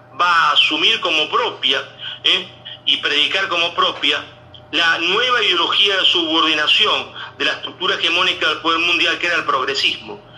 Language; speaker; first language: Spanish; native; Spanish